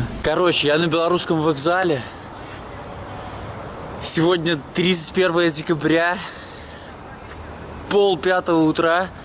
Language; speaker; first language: Russian; native; Russian